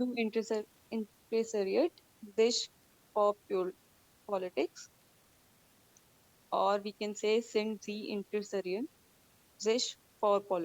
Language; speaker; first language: German; non-native, learner; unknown